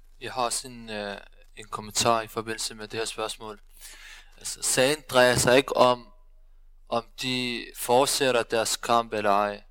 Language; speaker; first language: Danish; early bilingual, other home language; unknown